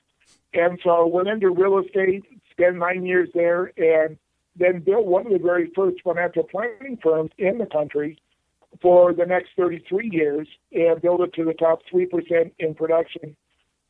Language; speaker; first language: English; native; English